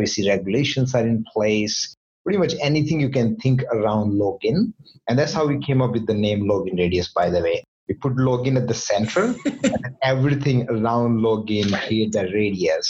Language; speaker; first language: English; non-native, local second language; Hindi